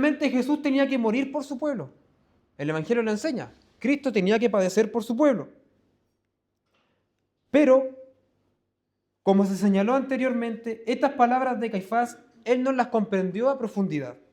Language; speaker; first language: Spanish; native; Spanish